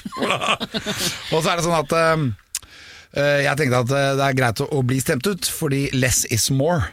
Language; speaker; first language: Norwegian; native; Norwegian